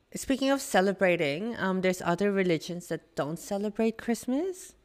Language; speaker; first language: English; non-native, local second language; Filipino